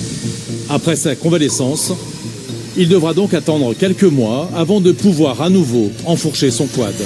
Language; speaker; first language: French; native; French